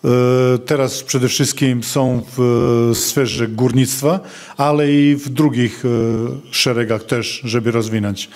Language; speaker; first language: Polish; non-native, fluent; Serbian